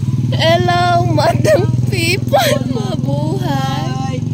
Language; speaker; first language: Filipino; non-native, local second language; Cebuano